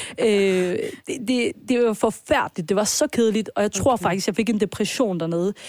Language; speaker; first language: Danish; early bilingual, other home language; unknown